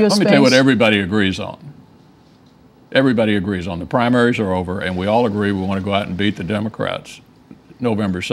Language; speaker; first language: English; native; English